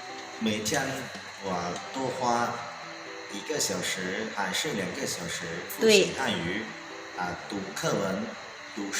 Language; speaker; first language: Chinese; non-native, learner; Lao